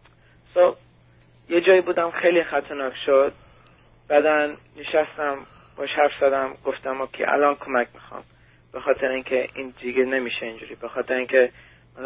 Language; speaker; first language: Persian; early bilingual, heritage; Persian